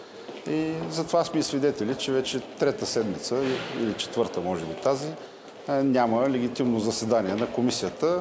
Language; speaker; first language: Bulgarian; native; Bulgarian